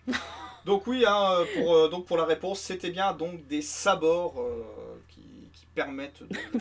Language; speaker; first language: French; native; French